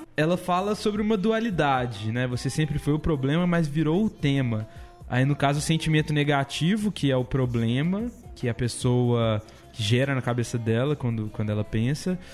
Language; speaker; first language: Portuguese; native; Portuguese